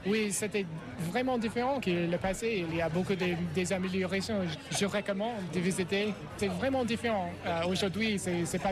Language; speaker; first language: French; non-native, fluent; English